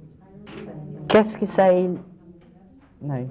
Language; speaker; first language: French; non-native, learner; English